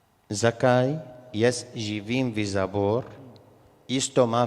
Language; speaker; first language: Slovenian; non-native, learner; Arabic